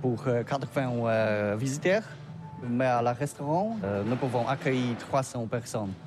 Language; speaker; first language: French; non-native, learner; Polish